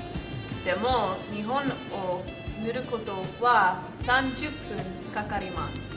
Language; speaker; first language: Japanese; non-native, learner; English